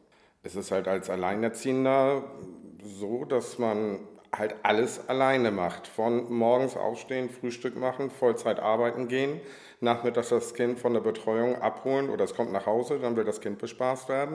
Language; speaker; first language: German; native; German